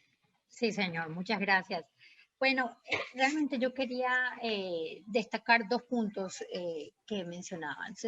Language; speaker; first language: Spanish; native; Spanish